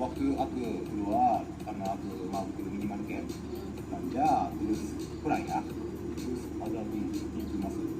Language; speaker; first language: Indonesian; non-native, learner; Japanese